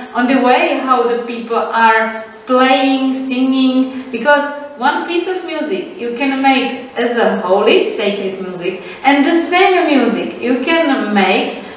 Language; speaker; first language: English; non-native, fluent; Czech